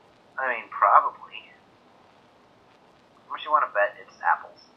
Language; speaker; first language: English; native; English